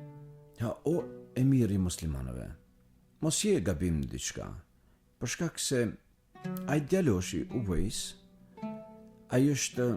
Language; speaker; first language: Albanian; native; Albanian